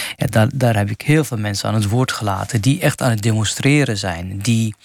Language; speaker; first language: Dutch; non-native, fluent; Arabic